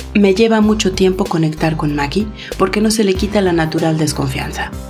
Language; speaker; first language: Spanish; native; Spanish